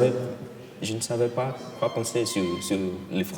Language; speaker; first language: French; non-native, fluent; Portuguese